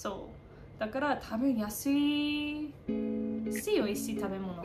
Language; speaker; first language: Japanese; non-native, fluent; English